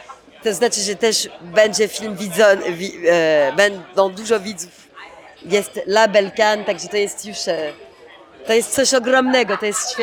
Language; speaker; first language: Polish; early bilingual, heritage; Polish